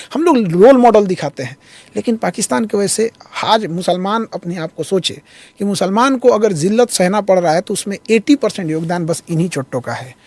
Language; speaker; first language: Hindi; native; Hindi